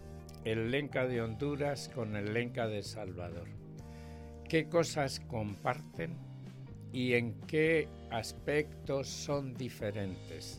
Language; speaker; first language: Spanish; native; Spanish